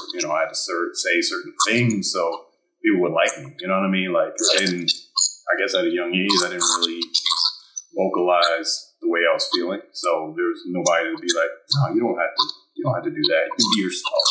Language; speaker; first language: English; early bilingual, other home language; German